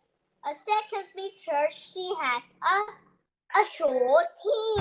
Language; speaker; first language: English; non-native, learner; Vietnamese